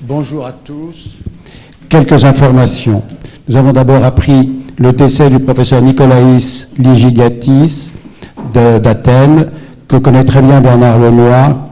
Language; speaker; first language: French; native; French